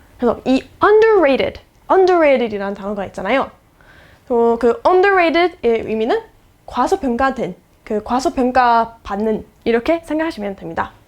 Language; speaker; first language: Korean; non-native, fluent; English